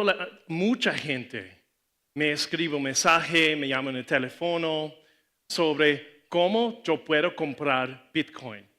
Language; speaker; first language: Spanish; non-native, learner; English